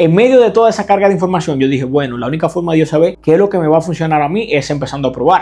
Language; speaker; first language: Spanish; native; Spanish